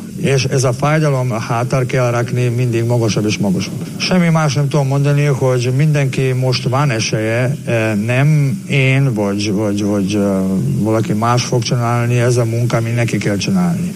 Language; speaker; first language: Hungarian; non-native, learner; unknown